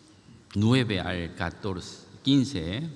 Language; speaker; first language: Spanish; non-native, learner; Korean